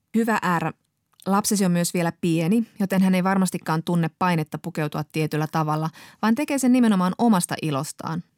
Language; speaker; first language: Finnish; native; Finnish